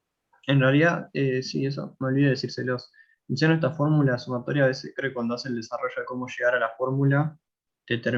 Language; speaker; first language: Spanish; native; Spanish